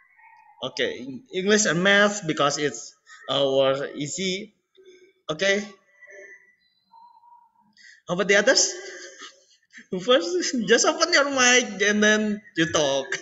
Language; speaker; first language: English; non-native, learner; Indonesian